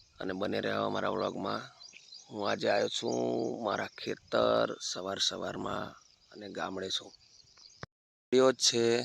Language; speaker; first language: Gujarati; non-native, local second language; Rathawi